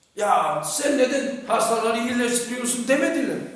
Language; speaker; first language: Turkish; non-native, fluent; Korean